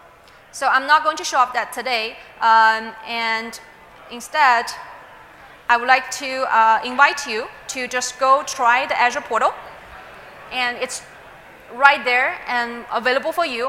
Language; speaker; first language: English; non-native, fluent; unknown